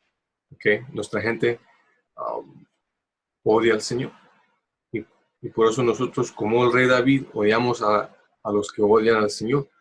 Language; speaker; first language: Spanish; early bilingual, heritage; Spanish